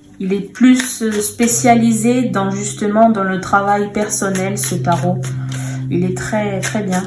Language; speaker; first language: French; native; French